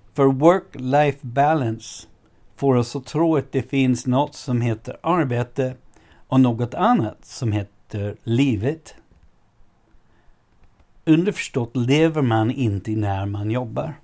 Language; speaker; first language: Swedish; non-native, fluent; English